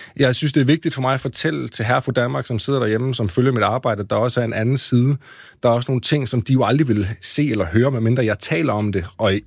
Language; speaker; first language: Danish; early bilingual, other home language; Hebrew